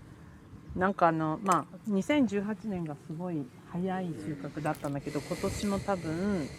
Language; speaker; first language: Japanese; native; Japanese